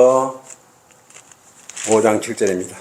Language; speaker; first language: Korean; native; Korean